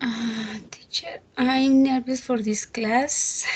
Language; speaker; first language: English; non-native, learner; Spanish